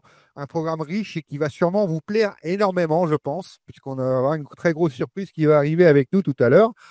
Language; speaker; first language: French; native; French